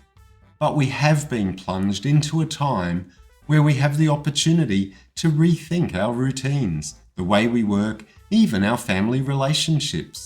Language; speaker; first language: English; native; English